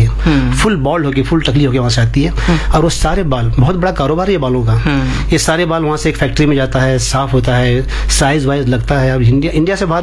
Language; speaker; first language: Hindi; non-native, local second language; Marathi